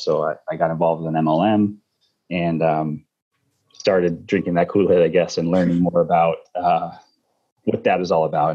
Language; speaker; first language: English; native; English